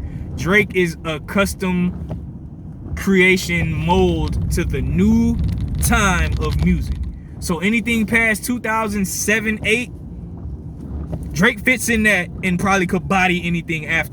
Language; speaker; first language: English; native; English